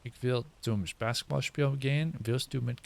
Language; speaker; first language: German; non-native, learner; English